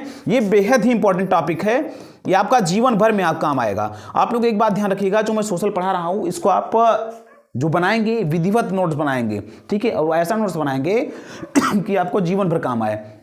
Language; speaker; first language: Hindi; native; Hindi